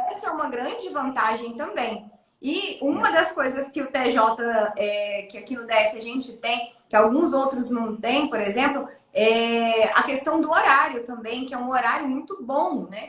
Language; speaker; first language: Portuguese; native; Portuguese